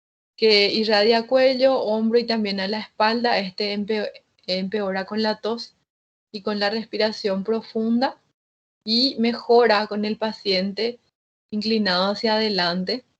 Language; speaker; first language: Spanish; native; Spanish